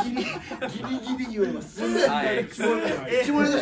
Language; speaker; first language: Japanese; native; Japanese